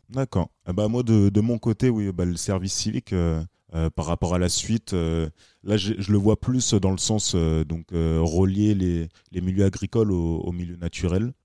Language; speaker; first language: French; native; French